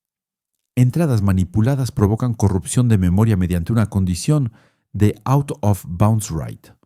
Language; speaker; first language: Spanish; non-native, fluent; French